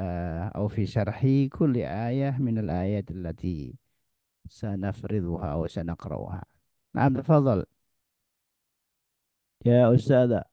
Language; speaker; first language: Arabic; non-native, fluent; Indonesian